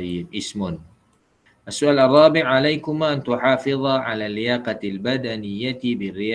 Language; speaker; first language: Arabic; non-native, fluent; Malay